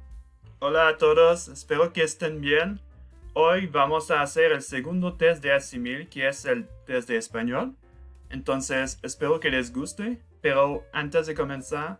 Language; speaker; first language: Spanish; non-native, fluent; French